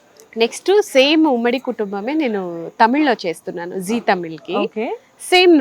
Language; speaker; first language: Telugu; non-native, fluent; Tamil